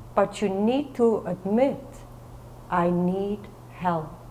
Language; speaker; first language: English; non-native, fluent; German